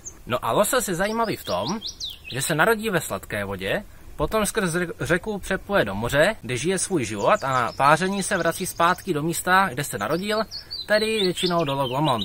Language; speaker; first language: Czech; native; Czech